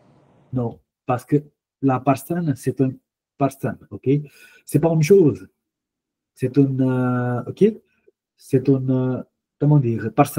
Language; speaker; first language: French; non-native, fluent; Hindi